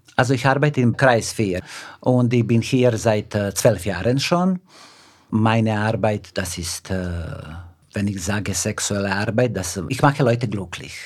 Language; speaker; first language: German; non-native, fluent; Serbian